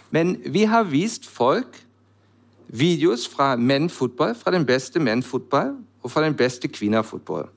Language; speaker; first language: Norwegian; non-native, learner; German